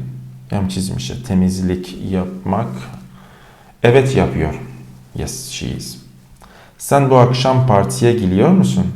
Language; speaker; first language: Turkish; non-native, fluent; Persian